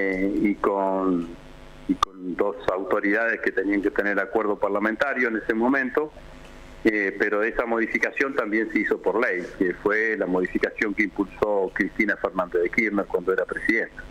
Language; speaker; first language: Spanish; native; Spanish